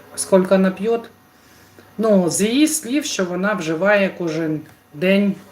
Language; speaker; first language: Ukrainian; non-native, local second language; Russian